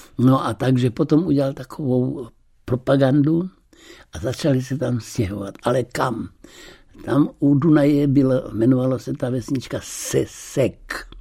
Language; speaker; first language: Czech; early bilingual, heritage; Czech